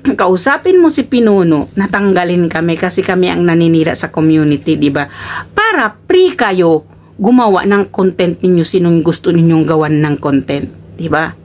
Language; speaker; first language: Filipino; non-native, local second language; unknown